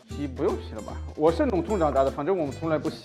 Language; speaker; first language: Chinese; non-native, fluent; German